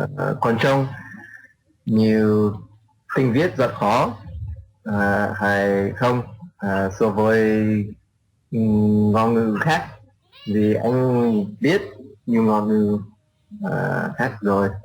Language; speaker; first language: Vietnamese; non-native, learner; English